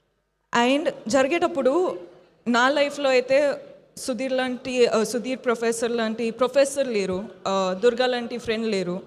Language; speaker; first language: Telugu; non-native, fluent; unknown